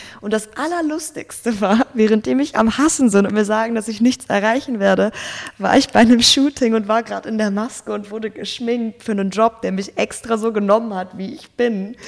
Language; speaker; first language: German; native; German